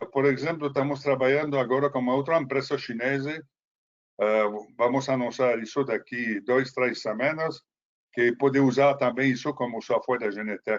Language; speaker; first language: Portuguese; non-native, fluent; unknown